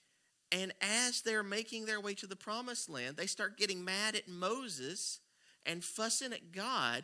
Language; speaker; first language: English; native; English